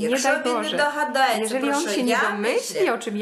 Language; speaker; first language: Polish; native; Polish